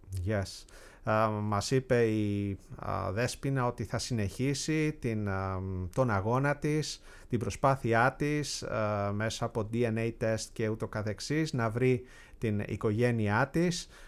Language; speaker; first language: Greek; native; Greek